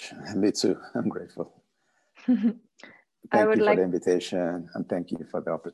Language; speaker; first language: English; non-native, local second language; Igbo